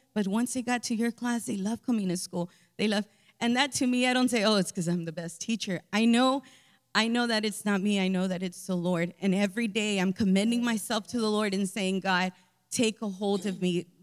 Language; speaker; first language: English; early bilingual, other home language; Spanish